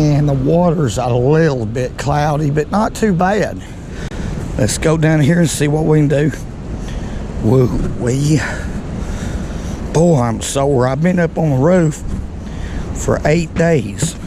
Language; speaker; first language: English; native; English